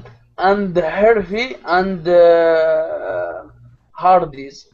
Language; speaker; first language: English; non-native, learner; Arabic